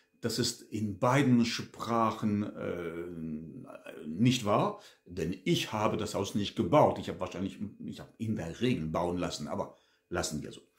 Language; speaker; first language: German; non-native, fluent; French